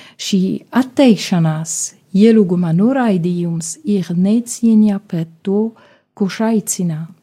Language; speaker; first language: Latvian; non-native, fluent; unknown